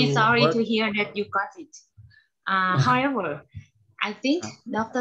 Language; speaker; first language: English; non-native, learner; Thai